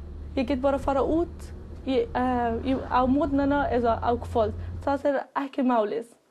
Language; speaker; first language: Icelandic; non-native, learner; Persian